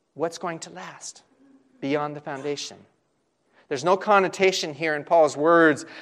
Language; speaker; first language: English; native; English